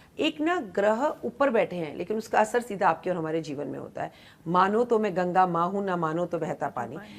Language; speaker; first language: Hindi; native; Hindi